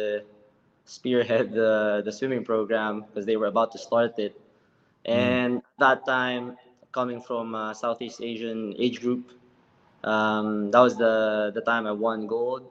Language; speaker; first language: English; non-native, local second language; Filipino